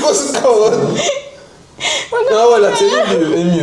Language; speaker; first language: French; native; French